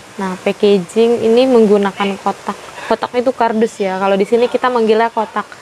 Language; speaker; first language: Indonesian; native; Indonesian